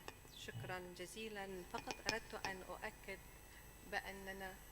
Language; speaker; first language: Arabic; native; Arabic